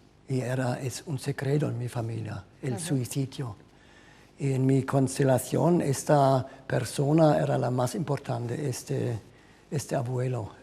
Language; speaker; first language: Spanish; non-native, fluent; German